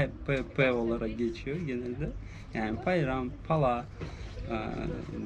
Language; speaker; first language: Turkish; non-native, fluent; Russian